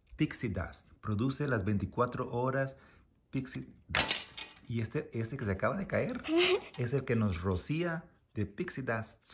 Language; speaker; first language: Spanish; early bilingual, heritage; Spanish